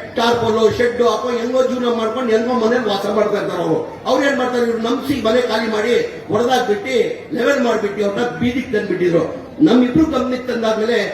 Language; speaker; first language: Kannada; non-native, local second language; Urdu